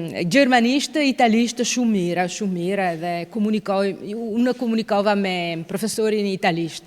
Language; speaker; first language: Albanian; non-native, fluent; Italian